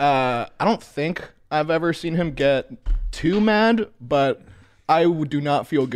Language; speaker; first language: English; native; English